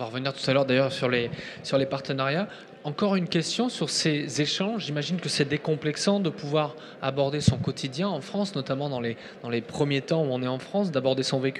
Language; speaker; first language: French; native; French